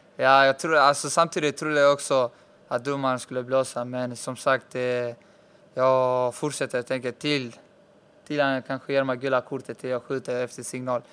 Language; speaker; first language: Swedish; early bilingual, other home language; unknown